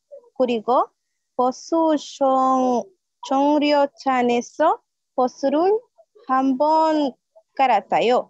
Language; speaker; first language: Korean; non-native, learner; Spanish